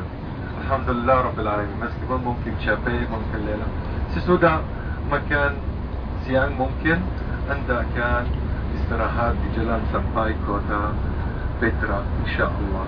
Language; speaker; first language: Indonesian; non-native, fluent; Arabic